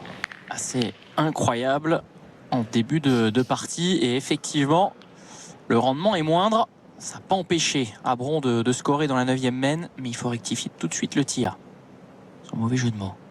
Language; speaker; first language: French; native; French